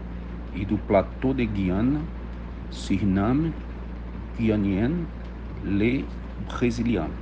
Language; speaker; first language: French; non-native, learner; Portuguese